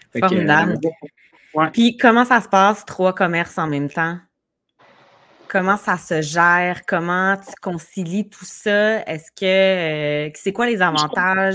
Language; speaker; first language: French; native; French